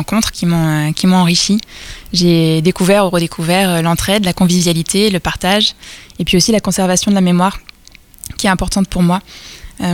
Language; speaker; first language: French; native; French